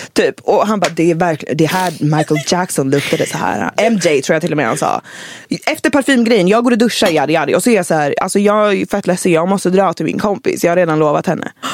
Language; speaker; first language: Swedish; native; Swedish